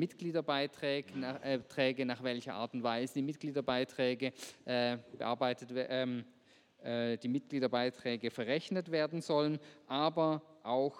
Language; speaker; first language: German; native; German